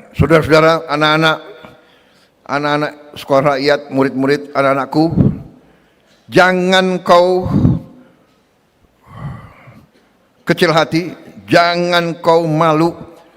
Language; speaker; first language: Indonesian; native; Indonesian